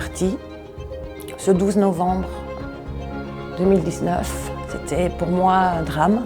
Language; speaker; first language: French; native; French